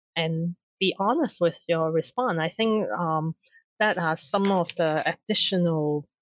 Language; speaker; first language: English; non-native, local second language; Cantonese